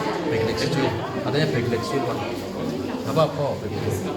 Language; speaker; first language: Indonesian; native; Indonesian